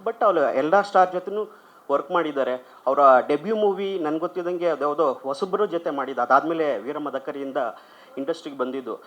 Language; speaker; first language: Kannada; native; Kannada